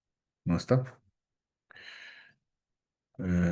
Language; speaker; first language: Spanish; native; Spanish